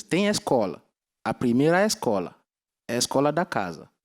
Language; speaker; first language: Portuguese; non-native, learner; Yoruba